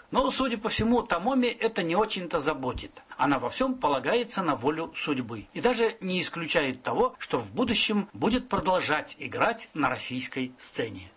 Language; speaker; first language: Russian; native; Russian